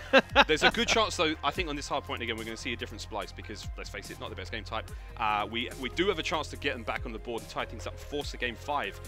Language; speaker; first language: English; native; English